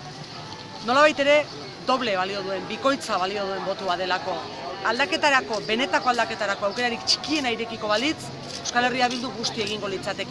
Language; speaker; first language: Basque; native; Basque